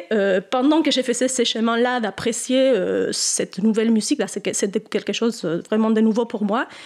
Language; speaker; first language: French; non-native, fluent; Spanish